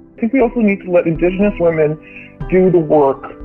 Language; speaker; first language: English; native; English